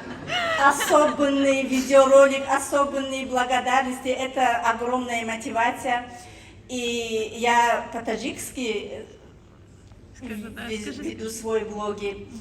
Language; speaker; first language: Russian; non-native, fluent; Tajik